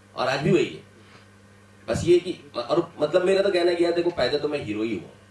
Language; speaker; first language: Hindi; native; Hindi